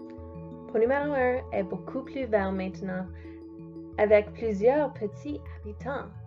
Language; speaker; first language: French; non-native, learner; English